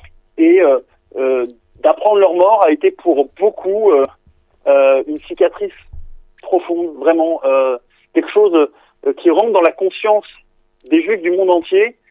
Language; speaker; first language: French; native; French